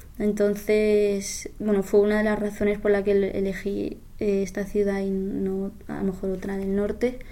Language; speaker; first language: Spanish; native; Spanish